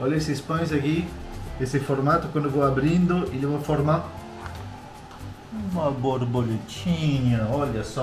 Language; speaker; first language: Portuguese; non-native, fluent; French